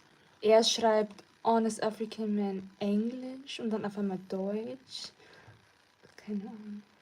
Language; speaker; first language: German; early bilingual, other home language; Turkish